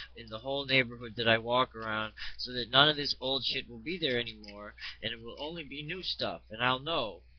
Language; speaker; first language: English; native; English